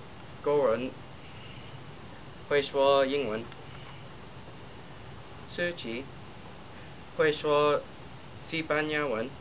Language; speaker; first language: Chinese; non-native, learner; English